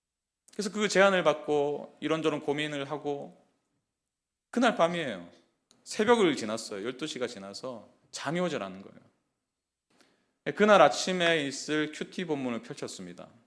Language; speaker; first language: Korean; native; Korean